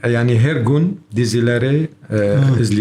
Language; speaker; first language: Turkish; non-native, learner; Arabic